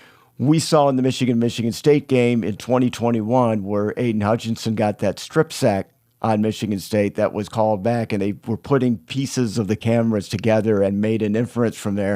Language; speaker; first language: English; native; English